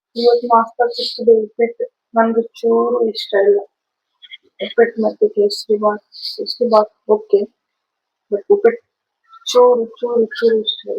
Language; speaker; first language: Kannada; non-native, learner; Hindi